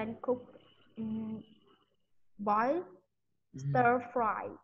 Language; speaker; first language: English; non-native, learner; Vietnamese